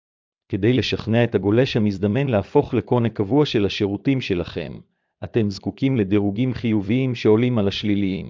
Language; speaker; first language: Hebrew; native; Hebrew